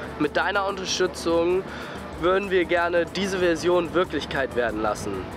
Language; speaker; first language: German; native; German